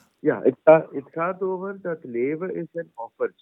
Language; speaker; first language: Dutch; non-native, fluent; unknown